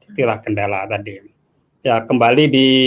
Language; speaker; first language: Indonesian; native; Indonesian